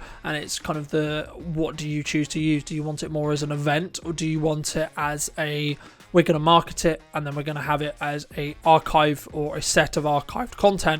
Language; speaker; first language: English; native; English